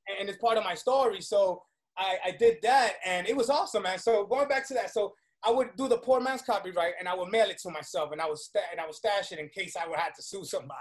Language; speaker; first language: English; early bilingual, other home language; Spanish